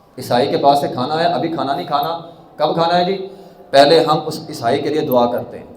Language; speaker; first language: Urdu; non-native, local second language; Punjabi